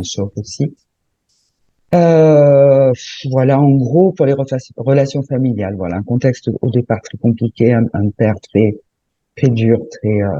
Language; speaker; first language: French; native; French